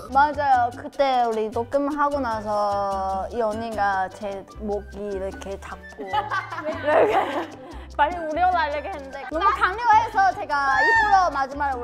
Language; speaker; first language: Korean; non-native, fluent; Chinese